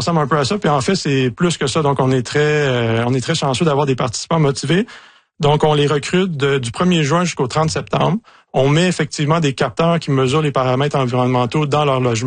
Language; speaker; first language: French; native; French